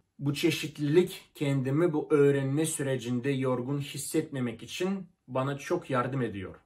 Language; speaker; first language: Turkish; non-native, fluent; Russian